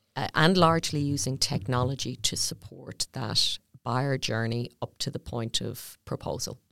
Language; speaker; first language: English; native; English